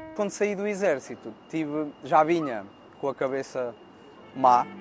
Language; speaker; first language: Portuguese; native; Portuguese